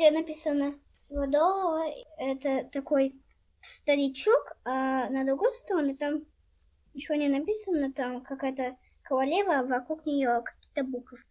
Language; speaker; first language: Russian; early bilingual, heritage; Russian